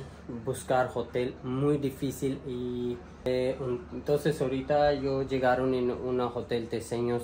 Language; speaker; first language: Spanish; non-native, learner; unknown